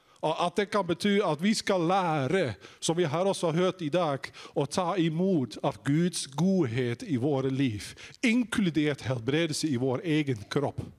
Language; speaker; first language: Norwegian; non-native, fluent; Dutch